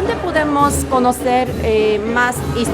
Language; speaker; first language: Spanish; non-native, learner; Korean